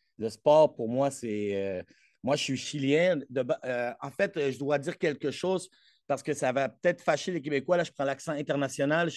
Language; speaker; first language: French; non-native, fluent; Spanish